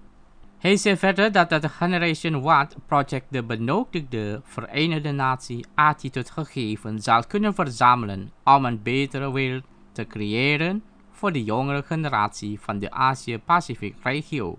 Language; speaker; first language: Dutch; non-native, fluent; Indonesian